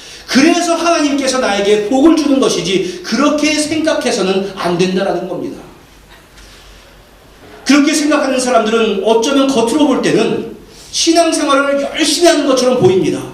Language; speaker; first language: Korean; native; Korean